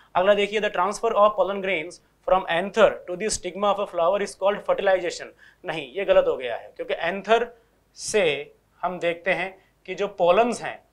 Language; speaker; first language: Hindi; native; Hindi